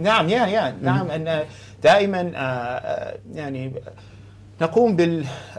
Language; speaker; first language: Arabic; non-native, learner; English